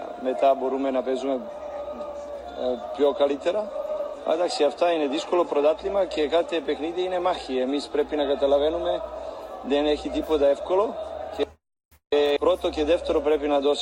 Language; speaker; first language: Greek; non-native, learner; Serbian